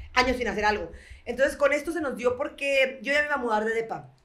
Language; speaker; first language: Spanish; native; Spanish